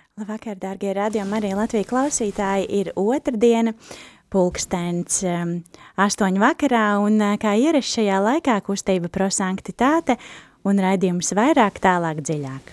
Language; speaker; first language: Latvian; native; Latvian